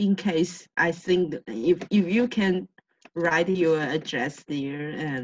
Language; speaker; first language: English; non-native, learner; Chinese